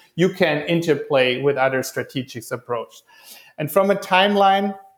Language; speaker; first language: English; non-native, fluent; German